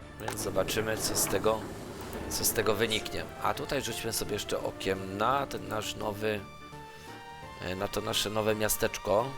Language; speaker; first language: Polish; native; Polish